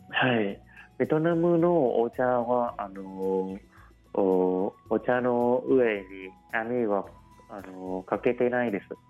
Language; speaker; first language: Japanese; non-native, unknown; Vietnamese